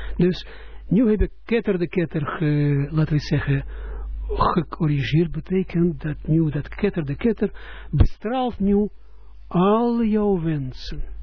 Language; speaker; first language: Dutch; non-native, fluent; Russian